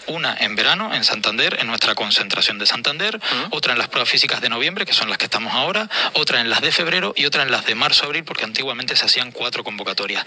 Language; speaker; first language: Spanish; native; Spanish